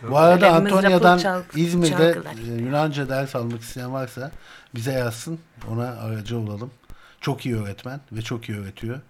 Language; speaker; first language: Turkish; native; Turkish